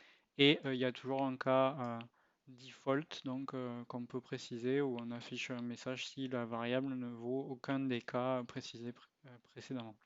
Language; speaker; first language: French; native; French